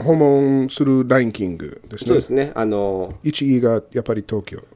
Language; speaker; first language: Japanese; non-native, learner; English